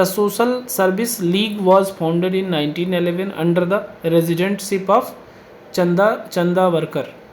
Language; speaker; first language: Hindi; native; Hindi